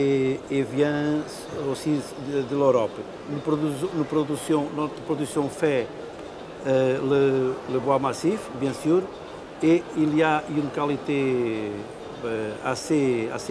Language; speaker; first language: French; non-native, fluent; Portuguese